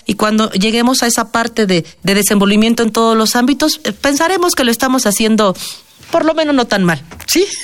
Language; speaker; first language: Spanish; native; Spanish